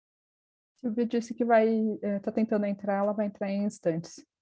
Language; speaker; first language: Portuguese; native; Portuguese